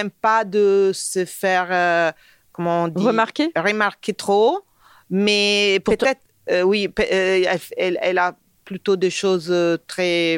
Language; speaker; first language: French; non-native, fluent; Italian